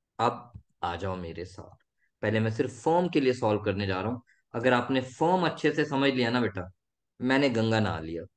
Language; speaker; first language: Hindi; native; Hindi